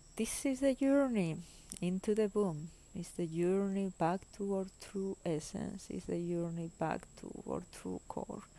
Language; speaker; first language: English; non-native, fluent; Spanish